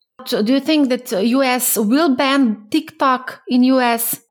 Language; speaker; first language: English; non-native, fluent; Slovenian